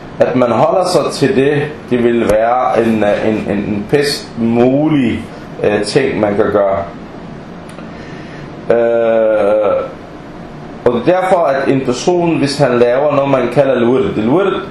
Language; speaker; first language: Danish; early bilingual, other home language; Arabic